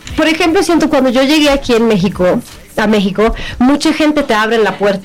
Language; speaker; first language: Spanish; non-native, learner; Swedish